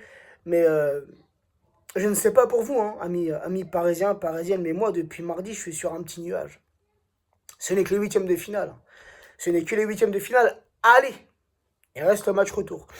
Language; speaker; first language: French; native; French